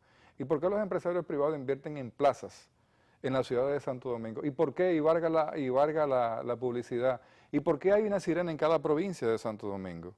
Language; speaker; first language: Spanish; native; Spanish